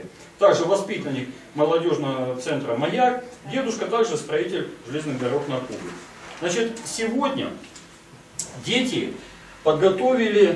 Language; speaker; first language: Russian; native; Russian